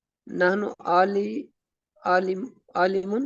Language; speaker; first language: Arabic; non-native, learner; Urdu